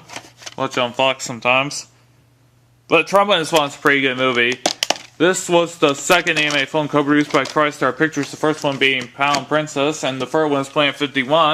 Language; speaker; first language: English; native; English